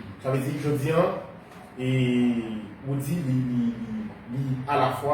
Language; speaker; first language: Haitian Creole; native; Haitian Creole